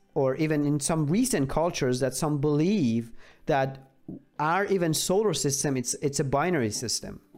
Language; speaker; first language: English; non-native, fluent; Persian